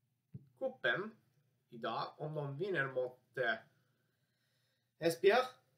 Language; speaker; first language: Swedish; non-native, learner; English